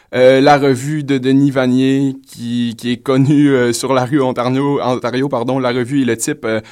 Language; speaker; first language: French; native; French